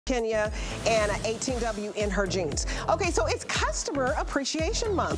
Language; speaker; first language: English; native; English